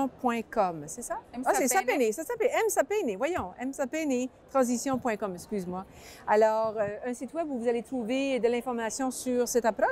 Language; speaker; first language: French; native; French